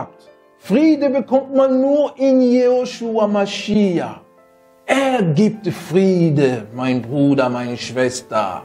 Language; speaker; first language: German; non-native, fluent; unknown